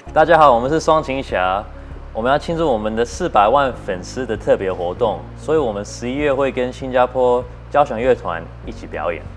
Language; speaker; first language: Chinese; early bilingual, heritage; Chinese